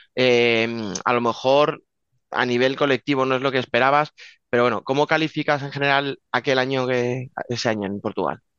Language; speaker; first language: Spanish; native; Spanish